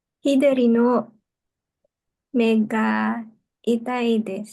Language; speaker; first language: Japanese; non-native, learner; Filipino